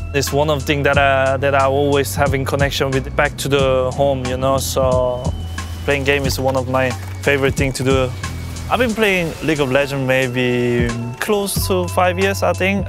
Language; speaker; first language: English; non-native, fluent; Korean